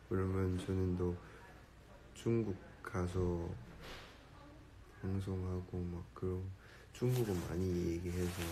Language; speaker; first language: Korean; non-native, learner; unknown